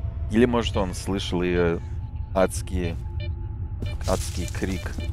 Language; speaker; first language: Russian; early bilingual, heritage; Russian